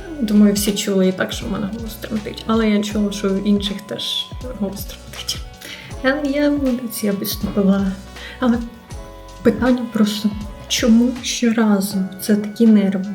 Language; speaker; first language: Ukrainian; native; Ukrainian